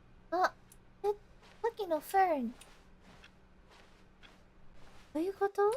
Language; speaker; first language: Japanese; non-native, fluent; English